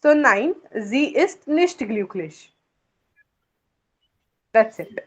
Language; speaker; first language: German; non-native, fluent; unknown